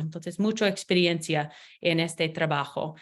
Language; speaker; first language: Spanish; non-native, learner; English